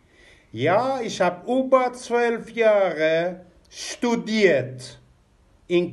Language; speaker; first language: German; non-native, fluent; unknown